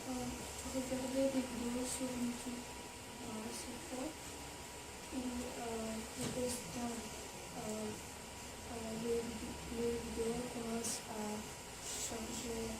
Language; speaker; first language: French; non-native, learner; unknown